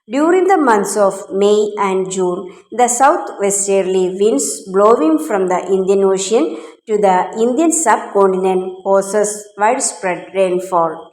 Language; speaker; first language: English; non-native, local second language; Malayalam